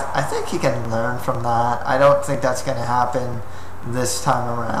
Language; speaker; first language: English; native; English